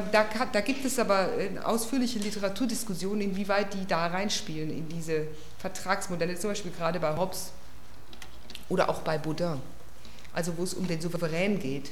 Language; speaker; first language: German; native; German